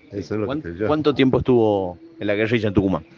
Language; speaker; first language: Spanish; native; Spanish